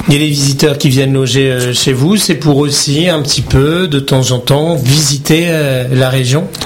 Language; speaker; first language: French; native; French